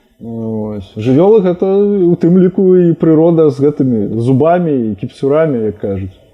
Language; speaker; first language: Belarusian; non-native, local second language; Russian